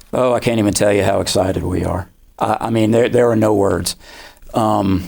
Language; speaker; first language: English; native; English